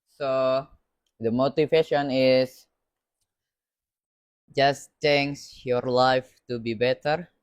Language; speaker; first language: English; non-native, learner; Indonesian